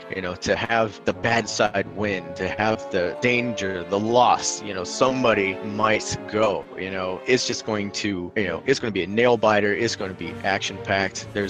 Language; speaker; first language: English; native; English